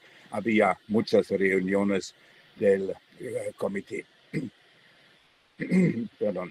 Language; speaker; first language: Spanish; non-native, fluent; German